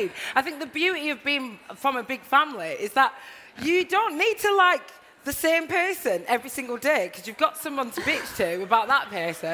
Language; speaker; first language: English; native; English